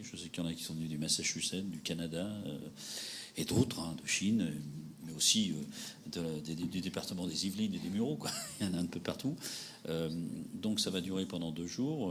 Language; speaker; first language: French; native; French